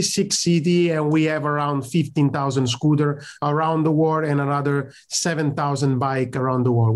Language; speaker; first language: English; non-native, fluent; Italian